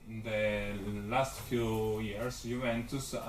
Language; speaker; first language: English; non-native, learner; Italian